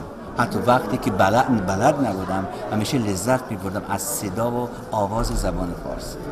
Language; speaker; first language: Persian; non-native, fluent; Russian